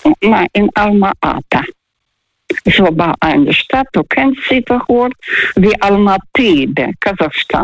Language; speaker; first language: German; non-native, fluent; Russian